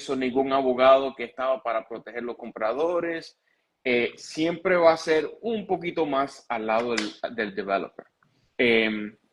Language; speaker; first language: Spanish; early bilingual, heritage; Spanish